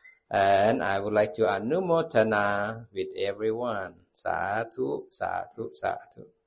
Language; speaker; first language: English; non-native, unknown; Thai